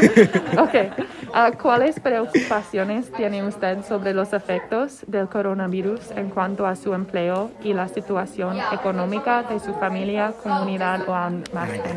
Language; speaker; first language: Spanish; non-native, learner; English